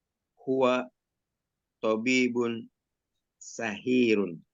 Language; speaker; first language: Arabic; non-native, learner; Indonesian